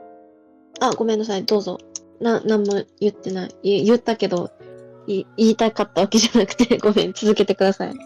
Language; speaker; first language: Japanese; native; Japanese